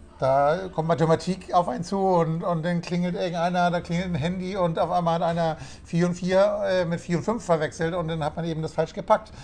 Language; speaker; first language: German; native; German